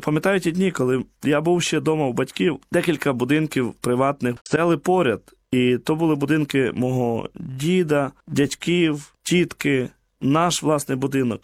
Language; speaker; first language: Ukrainian; native; Ukrainian